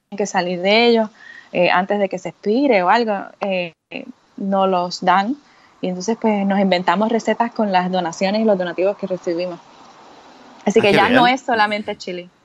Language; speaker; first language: Spanish; native; Spanish